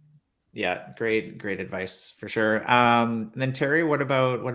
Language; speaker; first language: English; native; English